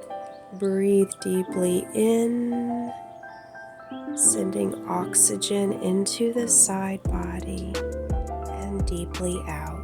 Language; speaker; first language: English; native; English